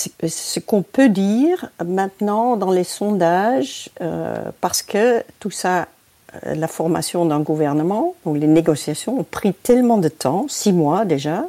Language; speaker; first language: French; non-native, fluent; Dutch